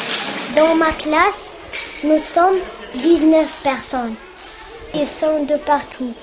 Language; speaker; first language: French; early bilingual, other home language; Arabic